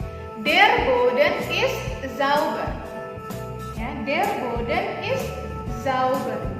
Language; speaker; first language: German; non-native, fluent; Indonesian